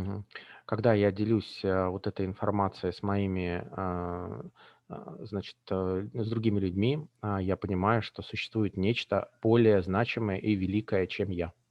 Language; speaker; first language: Russian; native; Russian